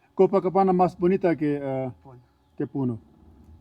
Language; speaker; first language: Spanish; non-native, learner; Urdu